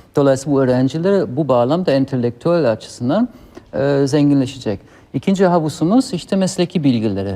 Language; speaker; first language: Turkish; non-native, fluent; German